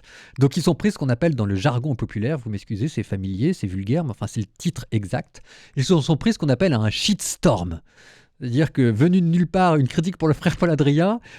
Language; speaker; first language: French; native; French